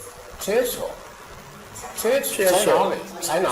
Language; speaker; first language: Chinese; non-native, learner; Portuguese